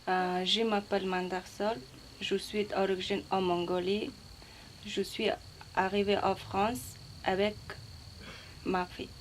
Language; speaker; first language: French; non-native, learner; Mongolian